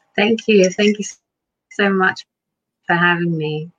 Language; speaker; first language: English; early bilingual, other home language; Lithuanian